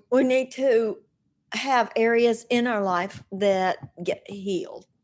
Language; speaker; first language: English; native; English